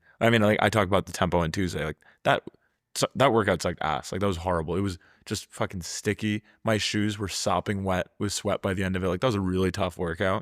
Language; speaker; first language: English; native; English